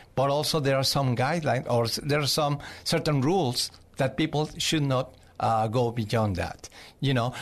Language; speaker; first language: English; non-native, fluent; Spanish